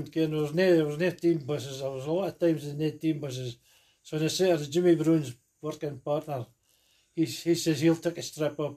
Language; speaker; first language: English; native; English